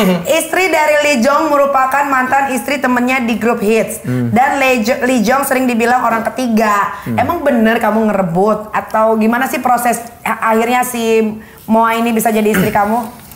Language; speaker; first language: Indonesian; native; Indonesian